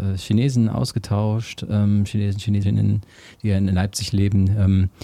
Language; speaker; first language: German; native; German